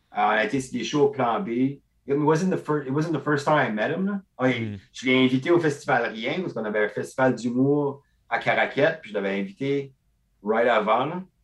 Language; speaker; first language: French; non-native, local second language; English